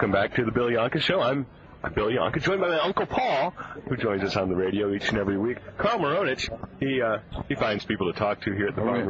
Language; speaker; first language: English; native; English